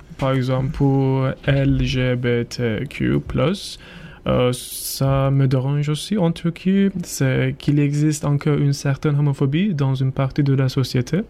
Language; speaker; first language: French; non-native, learner; Turkish